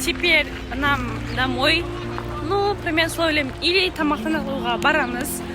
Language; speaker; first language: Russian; non-native, local second language; Kazakh